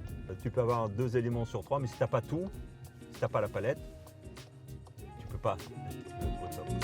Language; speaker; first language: French; native; French